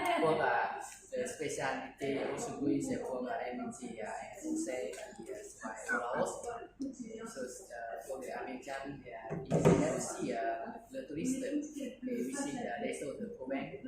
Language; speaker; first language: French; non-native, learner; Lao